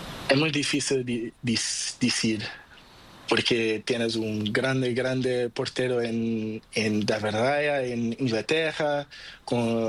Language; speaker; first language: Spanish; non-native, learner; Portuguese